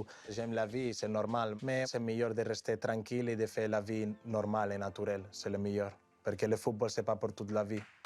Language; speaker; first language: French; non-native, learner; Spanish